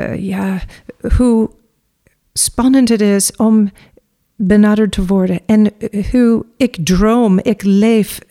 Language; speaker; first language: Dutch; non-native, fluent; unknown